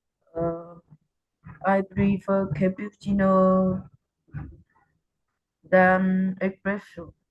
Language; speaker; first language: English; non-native, learner; Vietnamese